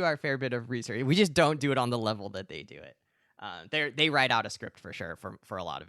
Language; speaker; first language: English; native; English